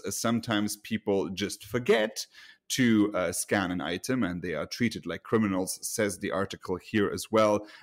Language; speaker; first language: English; non-native, fluent; Luxembourgish